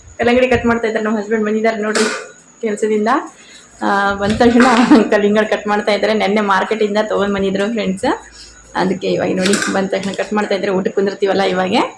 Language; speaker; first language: Kannada; non-native, local second language; Urdu